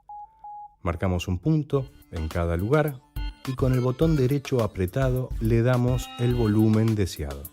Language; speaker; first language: Spanish; native; Spanish